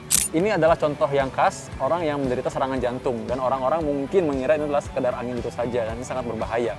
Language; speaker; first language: Indonesian; native; Indonesian